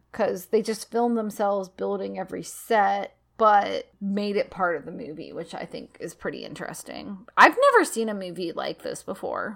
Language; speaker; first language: English; native; English